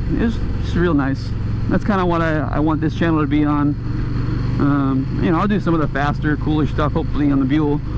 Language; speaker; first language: English; native; English